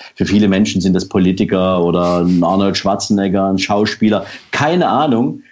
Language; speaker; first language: German; native; German